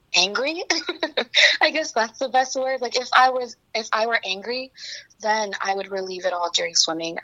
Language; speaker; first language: English; early bilingual, other home language; Chinese